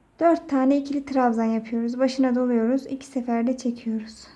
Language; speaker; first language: Turkish; native; Turkish